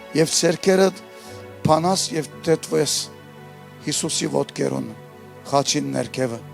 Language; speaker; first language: Armenian; early bilingual, heritage; Armenian